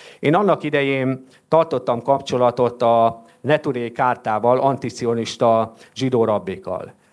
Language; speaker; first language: Hungarian; native; Hungarian